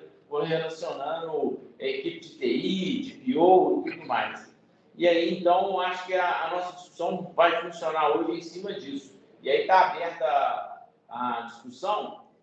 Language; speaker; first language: Portuguese; native; Portuguese